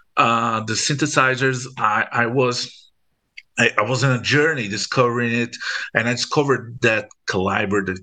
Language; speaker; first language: English; non-native, fluent; Portuguese